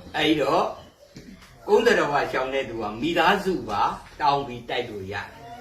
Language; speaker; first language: Burmese; native; Burmese